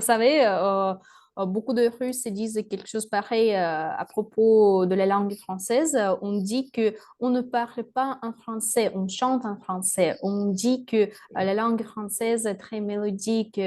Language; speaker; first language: French; non-native, fluent; Russian